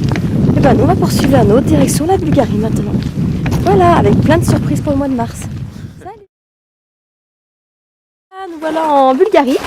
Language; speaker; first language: French; native; French